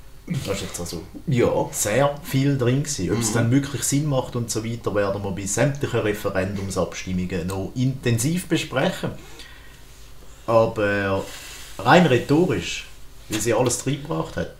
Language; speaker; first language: German; native; German